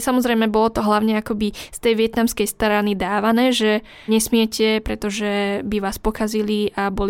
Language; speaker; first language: Slovak; early bilingual, other home language; Vietnamese